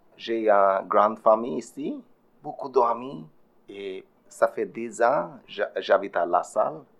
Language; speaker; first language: French; non-native, learner; Bangla